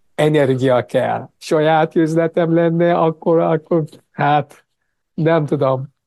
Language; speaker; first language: Hungarian; non-native, fluent; Japanese